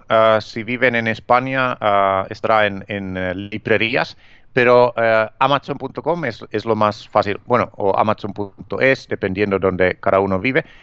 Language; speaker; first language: Spanish; non-native, fluent; Finnish